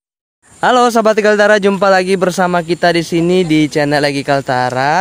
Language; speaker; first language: Indonesian; native; Indonesian